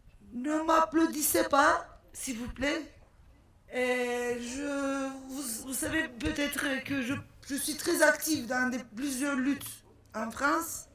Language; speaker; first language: French; non-native, fluent; Turkish